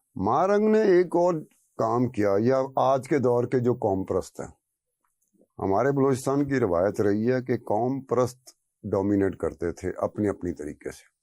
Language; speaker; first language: Urdu; non-native, local second language; Brahui